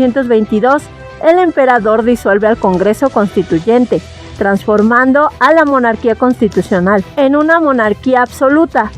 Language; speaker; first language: Spanish; native; Spanish